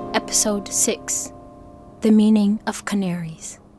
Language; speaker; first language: English; non-native, local second language; Hausa